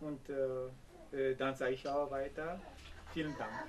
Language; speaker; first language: German; non-native, fluent; Ewe